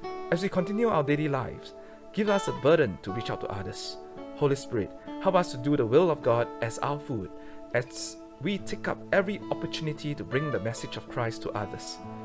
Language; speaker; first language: English; non-native, local second language; Chinese